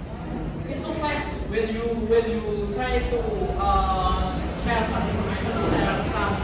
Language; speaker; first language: English; non-native, learner; Indonesian